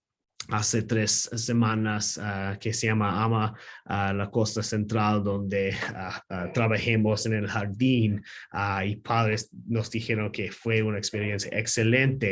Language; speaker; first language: Spanish; non-native, learner; English